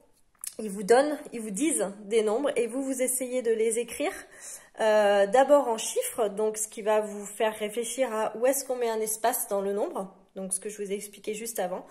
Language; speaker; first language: French; native; French